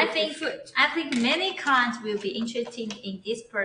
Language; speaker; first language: English; non-native, learner; Chinese